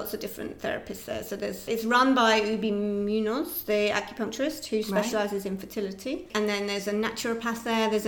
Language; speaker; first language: English; native; English